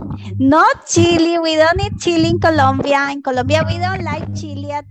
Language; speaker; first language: English; non-native, fluent; Spanish